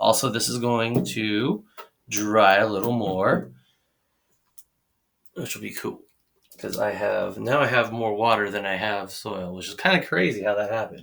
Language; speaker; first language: English; native; English